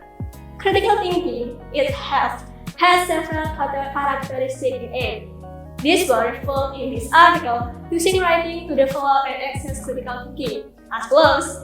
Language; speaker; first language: English; non-native, learner; Indonesian